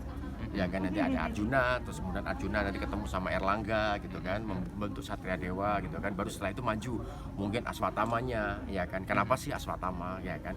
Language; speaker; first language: Indonesian; native; Indonesian